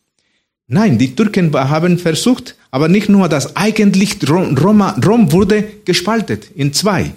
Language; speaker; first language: German; non-native, fluent; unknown